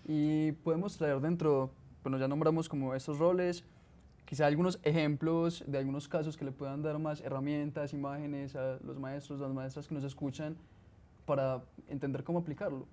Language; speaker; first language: Spanish; native; Spanish